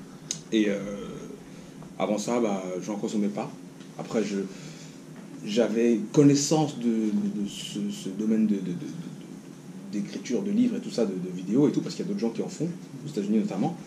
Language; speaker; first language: French; native; French